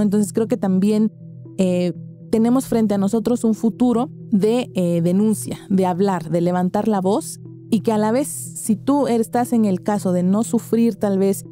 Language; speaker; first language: Spanish; native; Spanish